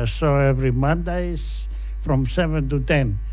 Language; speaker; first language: English; non-native, learner; Greek